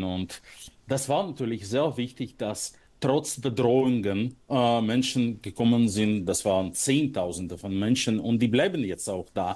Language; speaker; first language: German; non-native, fluent; Russian